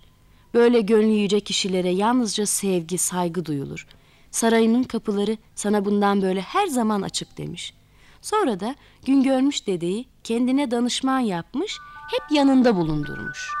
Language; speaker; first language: Turkish; native; Turkish